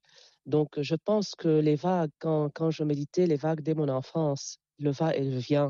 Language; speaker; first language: French; non-native, local second language; Arabic